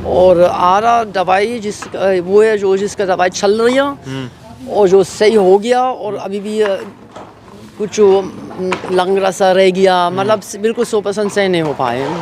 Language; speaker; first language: Hindi; non-native, learner; German